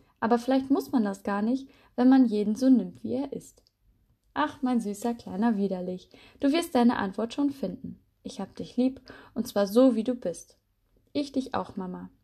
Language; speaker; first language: German; native; German